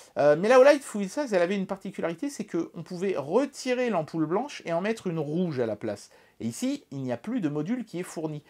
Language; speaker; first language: French; native; French